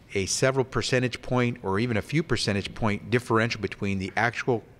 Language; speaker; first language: English; early bilingual, other home language; Spanish